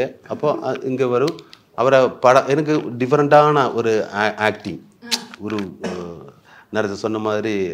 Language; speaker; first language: Tamil; non-native, learner; Malayalam